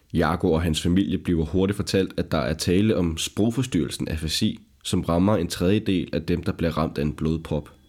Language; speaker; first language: Danish; native; Danish